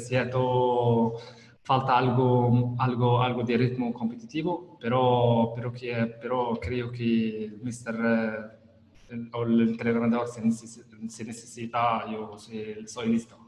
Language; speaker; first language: Spanish; non-native, learner; Italian